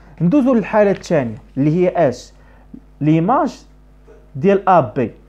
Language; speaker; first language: Arabic; native; Arabic